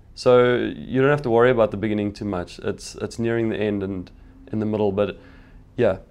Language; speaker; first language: English; native; English